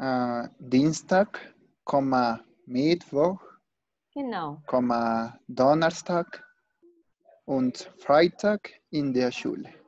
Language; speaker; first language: German; non-native, learner; Spanish